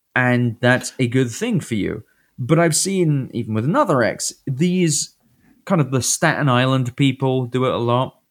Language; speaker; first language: English; native; English